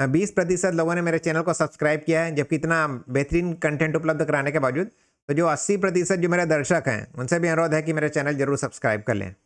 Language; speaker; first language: Hindi; native; Hindi